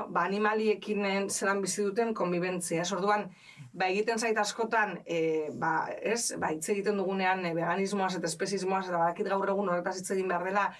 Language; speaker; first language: Basque; native; Basque